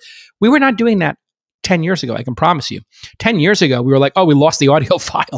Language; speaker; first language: English; native; English